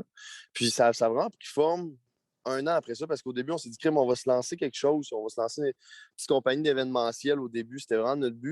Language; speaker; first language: French; native; French